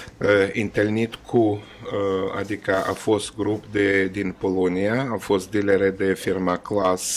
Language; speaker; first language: Romanian; non-native, learner; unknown